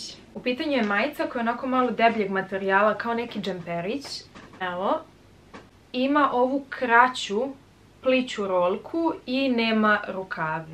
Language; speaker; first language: Serbian; native; Serbian